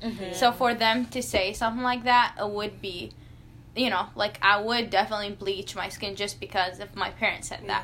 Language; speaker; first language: English; non-native, fluent; Arabic